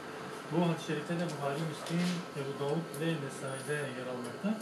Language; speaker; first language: Turkish; native; Turkish